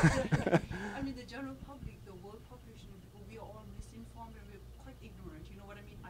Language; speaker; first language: English; non-native, fluent; Tibetan